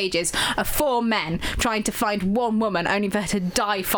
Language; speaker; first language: English; native; English